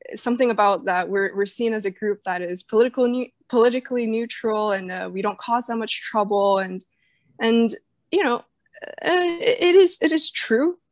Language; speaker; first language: English; early bilingual, other home language; Chinese